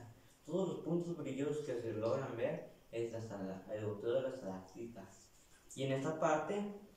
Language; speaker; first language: Spanish; native; Spanish